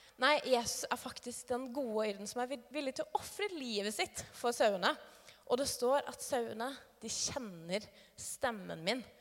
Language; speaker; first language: Norwegian; native; Norwegian